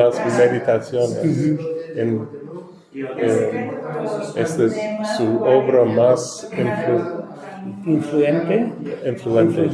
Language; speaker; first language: Spanish; non-native, learner; English